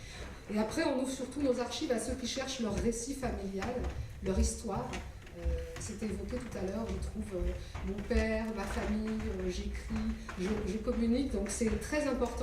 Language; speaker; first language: French; native; French